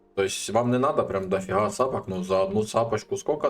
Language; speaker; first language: Russian; non-native, local second language; Ukrainian